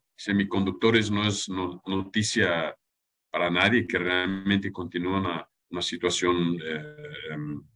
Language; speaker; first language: Spanish; non-native, fluent; German